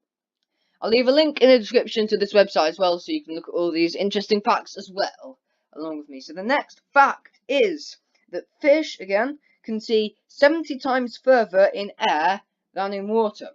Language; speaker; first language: English; native; English